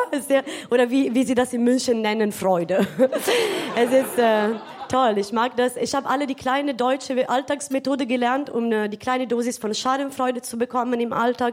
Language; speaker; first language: German; non-native, fluent; Italian